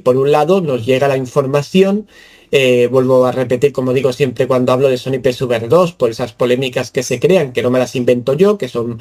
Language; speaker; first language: Spanish; native; Spanish